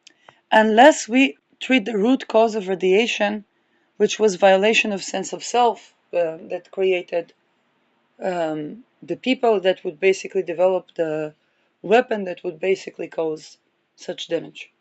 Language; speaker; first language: English; non-native, fluent; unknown